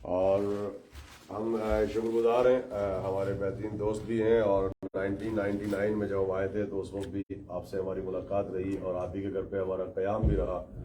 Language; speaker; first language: Urdu; native; Urdu